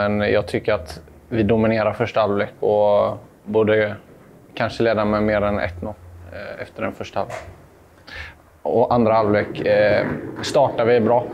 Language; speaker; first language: Swedish; native; Swedish